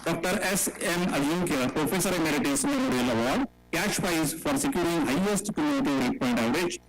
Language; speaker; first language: English; non-native, local second language; Marathi